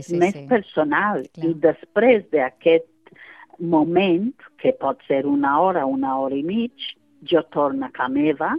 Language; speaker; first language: Catalan; non-native, fluent; English